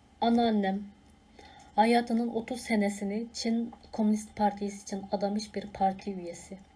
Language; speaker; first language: Turkish; non-native, fluent; Uyghur